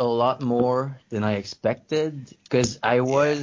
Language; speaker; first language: English; non-native, fluent; French